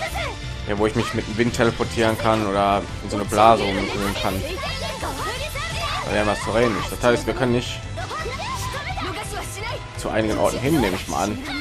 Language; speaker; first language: German; native; German